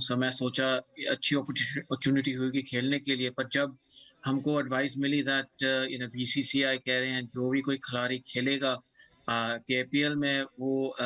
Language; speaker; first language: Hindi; early bilingual, heritage; English